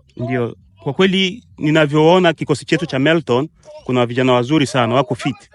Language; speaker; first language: Swahili; native; Swahili